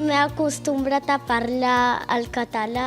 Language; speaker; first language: Catalan; early bilingual, other home language; Russian